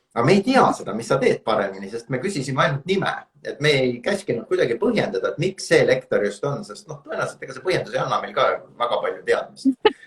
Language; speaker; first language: Estonian; native; Estonian